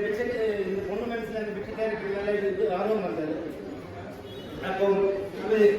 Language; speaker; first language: Tamil; non-native, learner; Malayalam